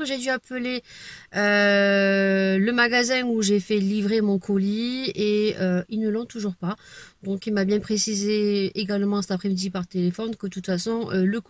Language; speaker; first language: French; native; French